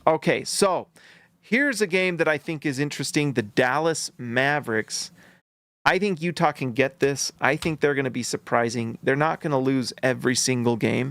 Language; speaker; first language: English; native; English